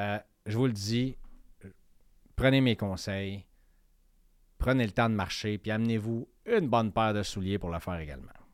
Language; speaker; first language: French; native; French